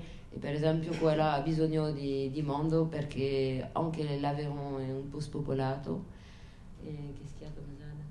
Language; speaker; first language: Italian; non-native, fluent; French